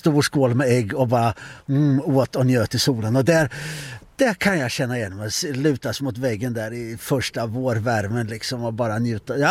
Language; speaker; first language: Swedish; native; Swedish